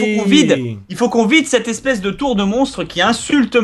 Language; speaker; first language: French; native; French